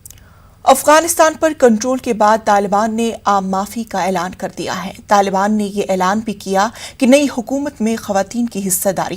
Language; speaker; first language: Hindi; native; Hindi